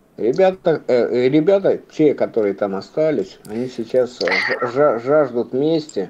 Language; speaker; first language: Russian; native; Russian